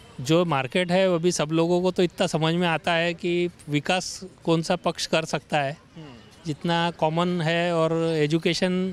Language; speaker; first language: Hindi; non-native, local second language; Marathi